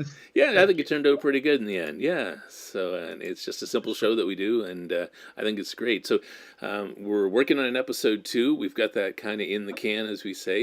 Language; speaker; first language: English; native; English